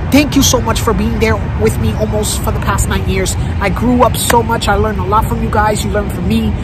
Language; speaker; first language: English; native; English